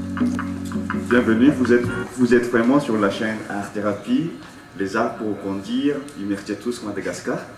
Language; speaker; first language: French; non-native, local second language; Malagasy